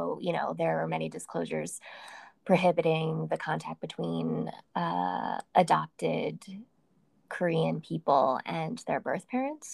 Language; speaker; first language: English; native; English